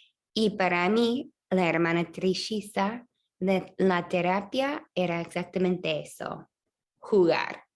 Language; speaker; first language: Spanish; non-native, fluent; English